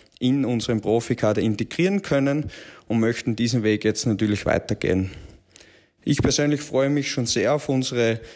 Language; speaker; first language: German; native; German